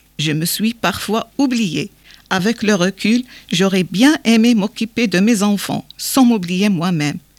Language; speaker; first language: French; non-native, local second language; Arabic